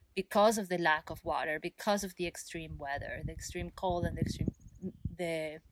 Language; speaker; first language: English; non-native, fluent; Spanish